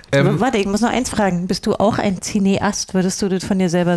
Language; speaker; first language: German; native; German